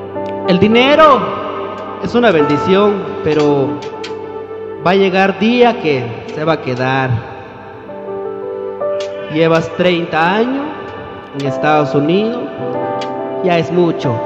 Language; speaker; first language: Spanish; non-native, local second language; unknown